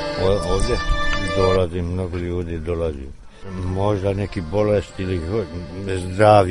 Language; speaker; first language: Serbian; non-native, local second language; Hungarian